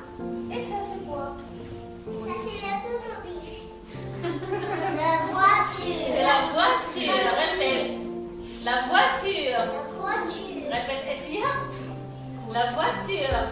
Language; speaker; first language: French; non-native, local second language; Arabic